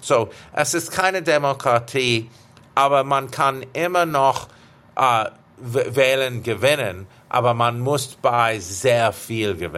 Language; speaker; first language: German; non-native, fluent; English